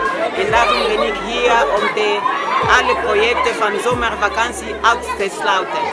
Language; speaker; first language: Dutch; non-native, fluent; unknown